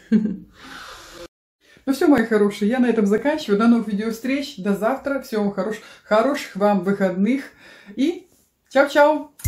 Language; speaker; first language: Russian; native; Russian